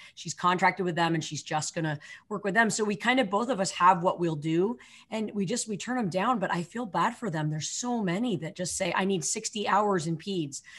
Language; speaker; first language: English; native; English